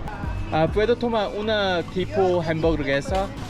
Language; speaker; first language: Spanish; non-native, learner; Korean